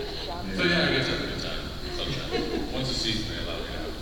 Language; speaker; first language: English; native; English